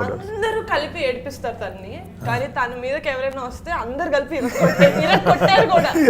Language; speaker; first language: Telugu; native; Telugu